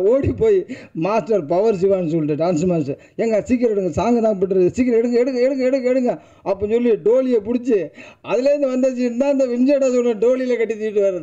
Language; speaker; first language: Tamil; native; Tamil